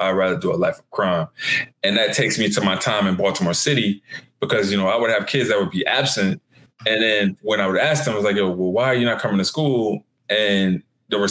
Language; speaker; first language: English; native; English